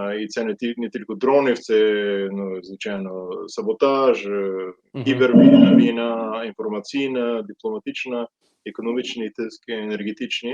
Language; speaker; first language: Ukrainian; non-native, fluent; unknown